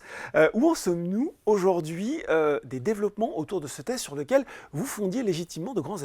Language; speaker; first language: French; native; French